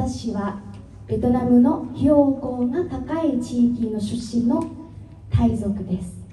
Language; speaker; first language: Japanese; non-native, fluent; Vietnamese